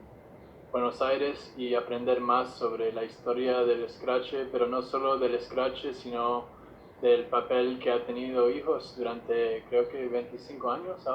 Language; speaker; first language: Spanish; non-native, fluent; English